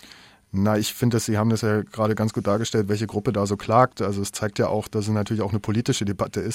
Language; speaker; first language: German; native; German